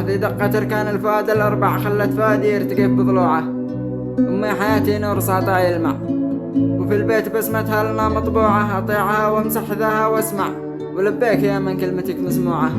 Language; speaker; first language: Arabic; native; Arabic